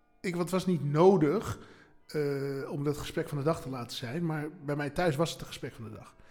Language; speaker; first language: Dutch; native; Dutch